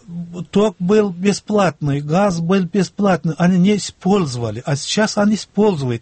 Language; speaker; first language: Russian; non-native, local second language; Turkmen